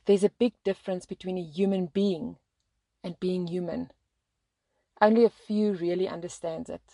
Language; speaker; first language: English; non-native, local second language; Afrikaans